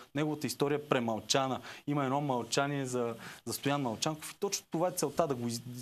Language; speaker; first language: Bulgarian; native; Bulgarian